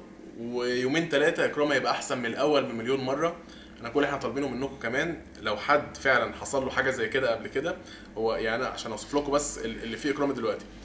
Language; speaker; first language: Arabic; native; Arabic